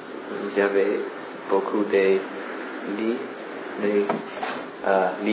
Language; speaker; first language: French; non-native, learner; English